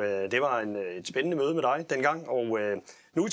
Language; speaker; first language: Danish; native; Danish